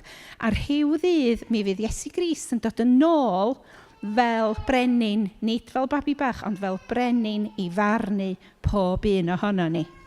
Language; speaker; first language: Welsh; native; Welsh